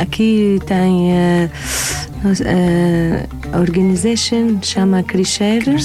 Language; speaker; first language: Portuguese; non-native, learner; Arabic